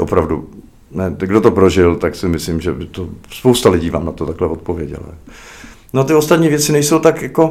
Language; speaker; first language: Czech; native; Czech